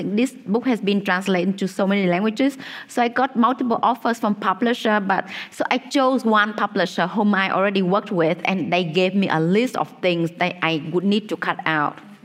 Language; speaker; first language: English; non-native, fluent; Vietnamese